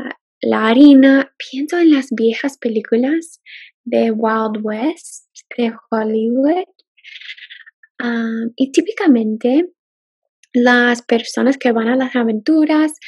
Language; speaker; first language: Spanish; non-native, fluent; English